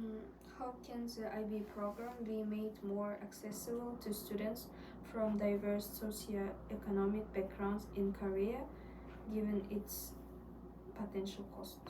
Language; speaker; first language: English; non-native, learner; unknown